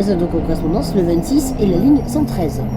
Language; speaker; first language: French; native; French